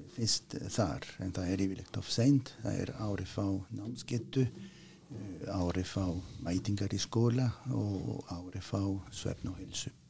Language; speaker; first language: Icelandic; non-native, fluent; French